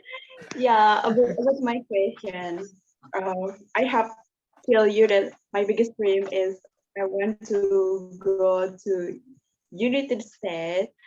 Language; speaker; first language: English; non-native, learner; Indonesian